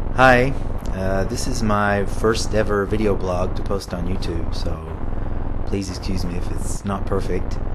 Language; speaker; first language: English; native; English